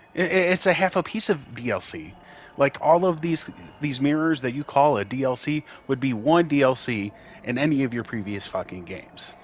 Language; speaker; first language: English; native; English